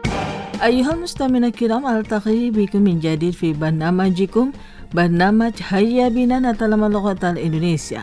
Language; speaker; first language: Arabic; non-native, fluent; Indonesian